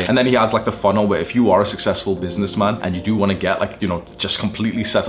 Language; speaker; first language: English; native; English